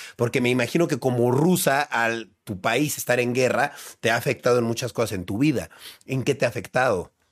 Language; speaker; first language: Spanish; native; Spanish